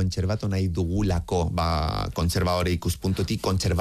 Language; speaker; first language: Basque; native; Basque